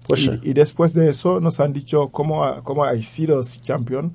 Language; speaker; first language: Spanish; non-native, fluent; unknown